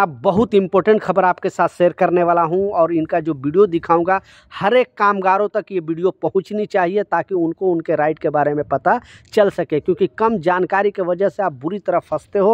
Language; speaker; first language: Hindi; native; Hindi